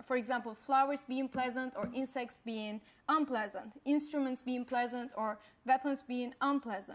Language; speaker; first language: English; non-native, fluent; Turkish